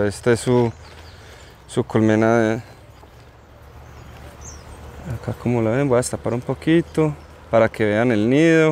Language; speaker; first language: Spanish; native; Spanish